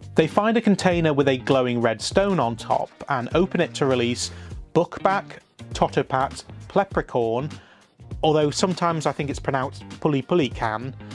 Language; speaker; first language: English; native; English